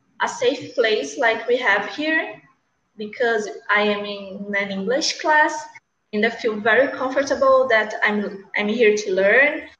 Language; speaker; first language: English; non-native, learner; Portuguese